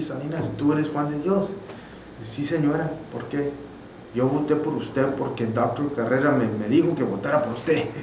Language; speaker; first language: Spanish; early bilingual, heritage; Spanish